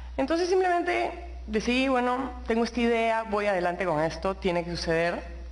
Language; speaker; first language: Spanish; native; Spanish